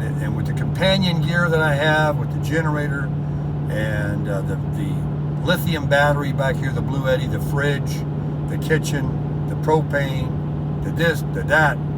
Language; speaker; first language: English; native; English